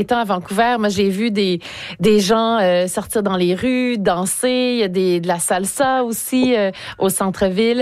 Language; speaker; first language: French; native; French